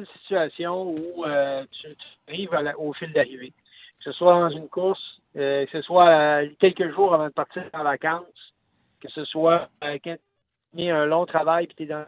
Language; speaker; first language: French; native; French